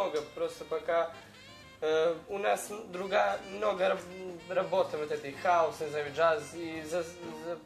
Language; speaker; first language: Russian; non-native, learner; Serbian